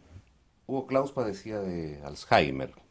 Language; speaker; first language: Spanish; native; Spanish